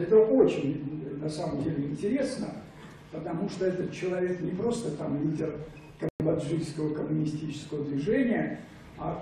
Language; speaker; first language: Russian; native; Russian